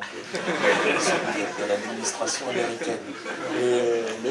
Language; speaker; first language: French; native; French